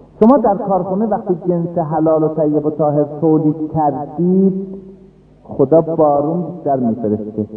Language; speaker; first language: Persian; non-native, local second language; Azerbaijani